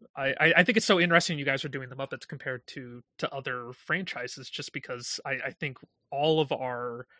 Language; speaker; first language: English; native; English